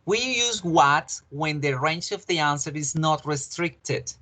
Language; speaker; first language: English; non-native, fluent; Spanish